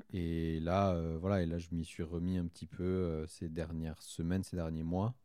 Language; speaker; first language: French; native; French